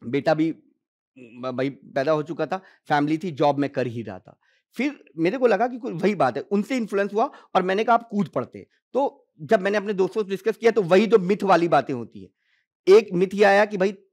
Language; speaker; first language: Hindi; native; Hindi